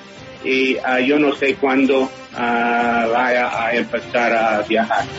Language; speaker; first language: Spanish; non-native, fluent; English